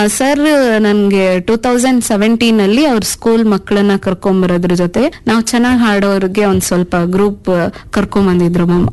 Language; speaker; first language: Kannada; non-native, local second language; Urdu